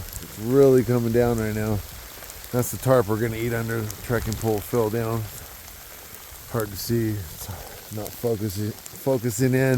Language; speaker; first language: English; native; English